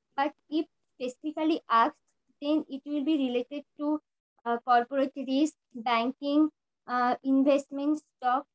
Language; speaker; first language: English; non-native, local second language; Bangla